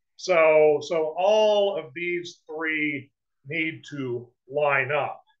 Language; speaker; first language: English; native; English